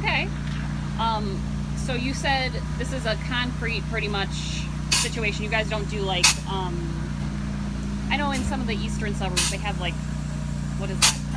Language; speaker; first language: English; native; English